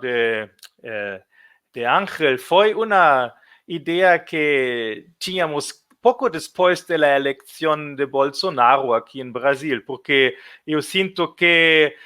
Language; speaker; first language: Spanish; non-native, fluent; German